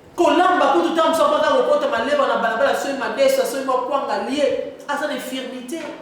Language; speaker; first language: Lingala; native; Lingala